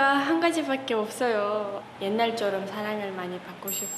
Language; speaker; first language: Korean; non-native, fluent; Uzbek